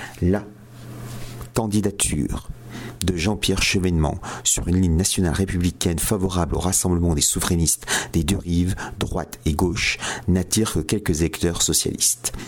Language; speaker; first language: French; native; French